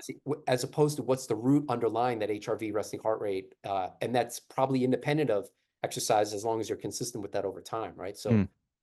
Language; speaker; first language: English; native; English